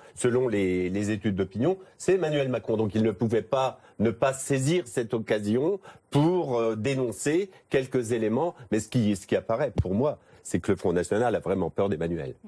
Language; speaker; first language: French; native; French